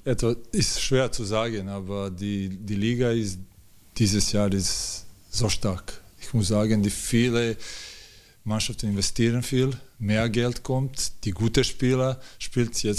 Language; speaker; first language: German; non-native, learner; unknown